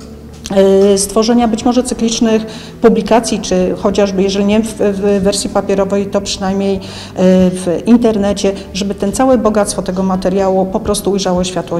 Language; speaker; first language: Polish; native; Polish